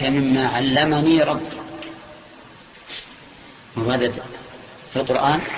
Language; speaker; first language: Arabic; native; Arabic